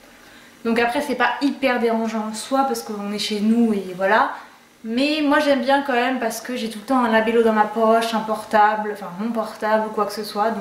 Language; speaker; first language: French; native; French